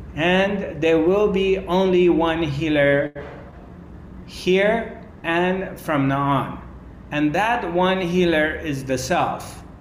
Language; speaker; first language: English; non-native, fluent; Persian